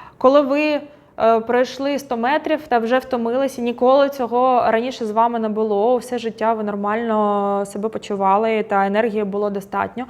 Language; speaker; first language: Ukrainian; non-native, local second language; Russian